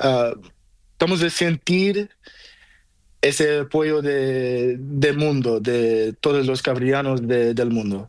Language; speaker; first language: Spanish; non-native, learner; Portuguese